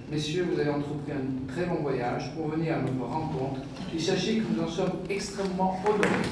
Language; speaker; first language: French; native; French